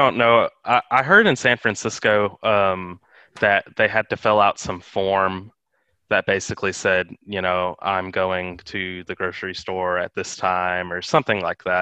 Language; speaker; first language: English; native; English